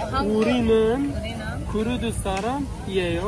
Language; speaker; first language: Korean; non-native, learner; Kurdish